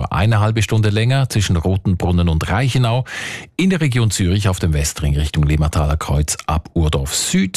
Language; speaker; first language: German; native; German